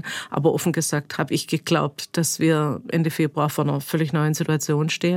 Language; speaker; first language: German; native; German